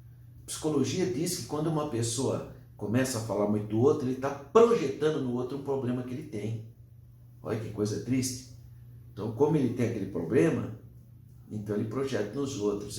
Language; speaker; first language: Portuguese; native; Portuguese